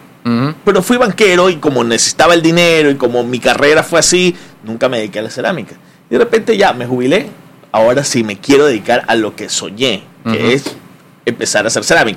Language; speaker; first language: Spanish; native; Spanish